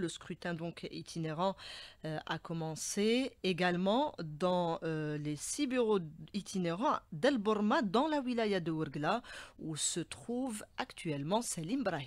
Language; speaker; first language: French; non-native, local second language; Arabic